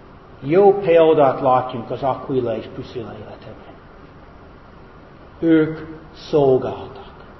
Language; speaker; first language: Hungarian; non-native, fluent; English